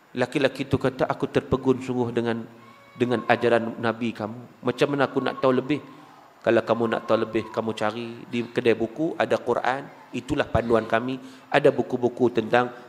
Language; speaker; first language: Malay; native; Malay